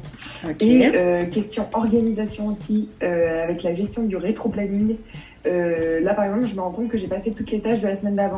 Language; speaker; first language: French; native; French